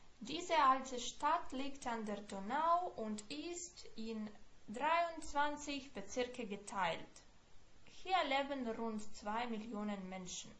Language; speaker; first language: German; non-native, fluent; Ukrainian